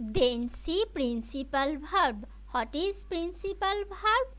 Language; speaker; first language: English; non-native, local second language; Bangla